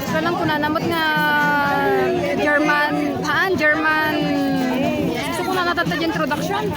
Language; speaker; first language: Filipino; non-native, local second language; Cebuano